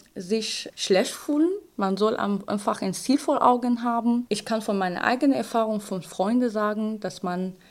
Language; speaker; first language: German; non-native, fluent; Persian